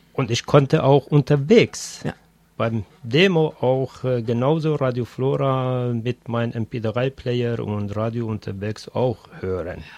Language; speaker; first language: German; non-native, fluent; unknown